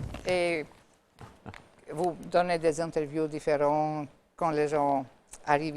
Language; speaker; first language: French; non-native, fluent; Albanian